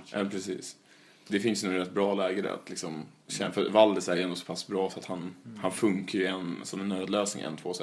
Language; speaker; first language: Swedish; native; Swedish